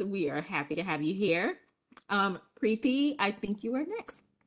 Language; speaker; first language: English; native; English